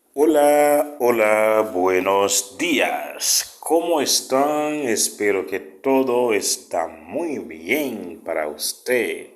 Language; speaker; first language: Spanish; non-native, fluent; Haitian Creole